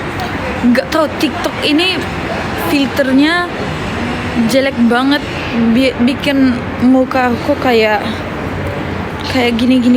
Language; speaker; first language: Indonesian; non-native, learner; Turkish